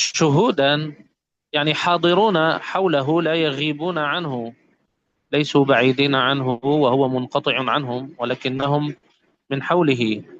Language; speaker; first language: Arabic; native; Arabic